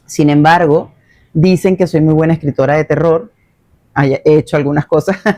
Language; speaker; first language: Spanish; native; Spanish